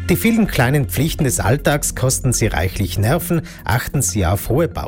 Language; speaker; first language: German; native; German